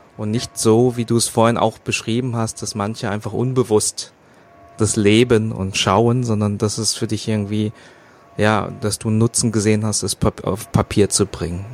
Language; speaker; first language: German; native; German